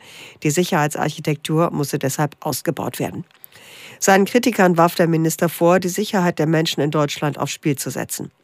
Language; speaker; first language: German; native; German